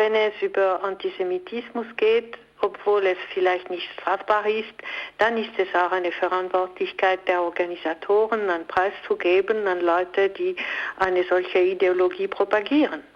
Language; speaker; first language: German; non-native, local second language; French